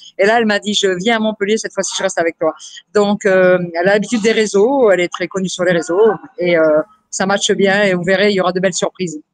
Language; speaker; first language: French; native; French